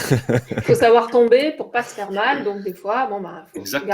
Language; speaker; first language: French; native; French